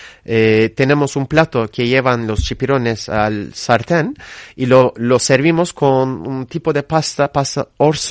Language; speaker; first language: Spanish; non-native, fluent; Turkish